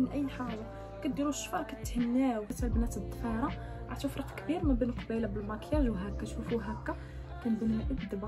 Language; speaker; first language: Arabic; native; Arabic